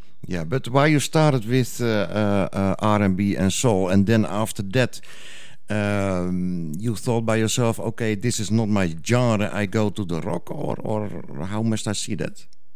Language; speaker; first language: English; non-native, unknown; Dutch